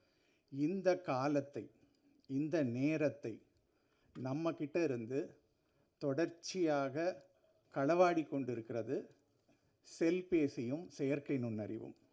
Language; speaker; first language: Tamil; native; Tamil